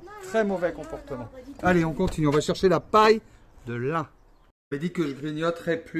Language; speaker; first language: French; native; French